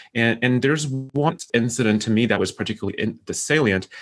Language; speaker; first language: English; non-native, fluent; Chinese